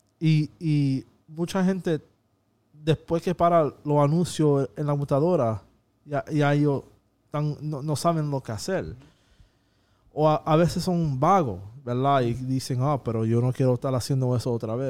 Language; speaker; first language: Spanish; early bilingual, heritage; Spanish